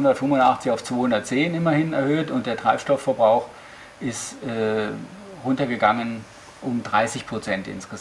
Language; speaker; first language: German; native; German